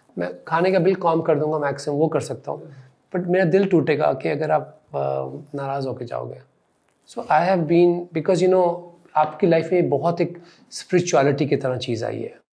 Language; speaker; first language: Hindi; non-native, local second language; Punjabi